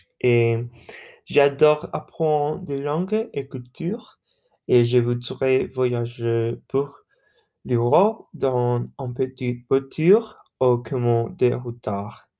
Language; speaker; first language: French; non-native, learner; Spanish